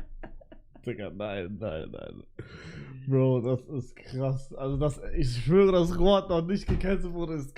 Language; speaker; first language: German; native; German